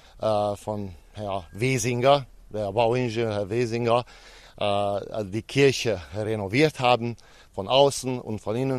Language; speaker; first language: German; non-native, local second language; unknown